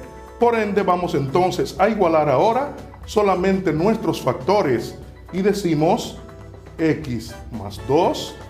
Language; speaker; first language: Spanish; native; Spanish